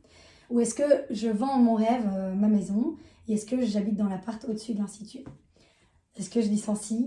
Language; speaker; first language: French; native; French